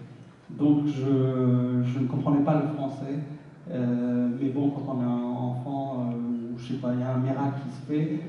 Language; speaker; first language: French; early bilingual, other home language; Arabic